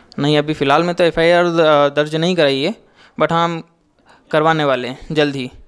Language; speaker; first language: Hindi; native; Hindi